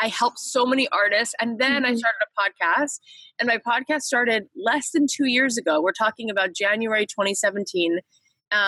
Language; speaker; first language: English; native; English